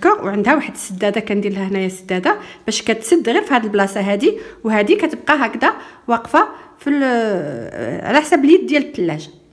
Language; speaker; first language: Arabic; native; Arabic